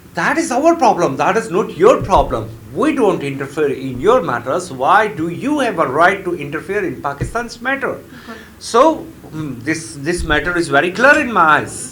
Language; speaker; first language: English; non-native, local second language; Urdu